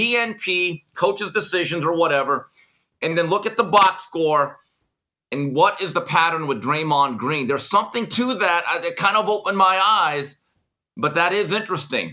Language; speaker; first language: English; native; English